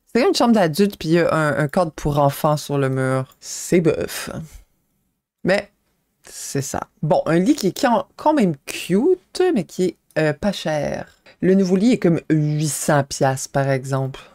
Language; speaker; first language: French; native; French